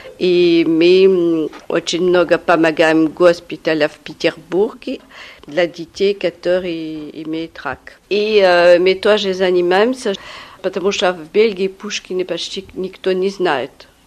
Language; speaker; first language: Russian; early bilingual, heritage; Russian